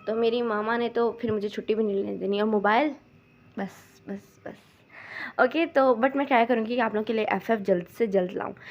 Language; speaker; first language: Urdu; non-native, local second language; Punjabi